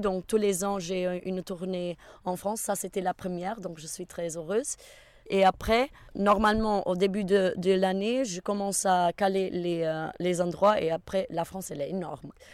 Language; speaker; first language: French; non-native, fluent; Portuguese